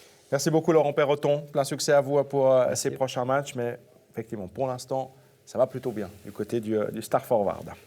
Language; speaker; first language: French; native; French